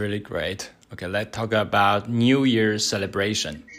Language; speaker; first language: English; non-native, learner; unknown